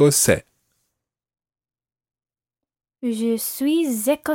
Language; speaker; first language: French; non-native, learner; English